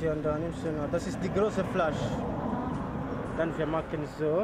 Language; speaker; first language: German; non-native, learner; Swahili